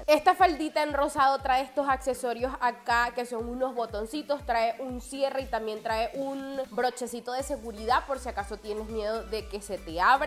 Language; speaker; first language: Spanish; native; Spanish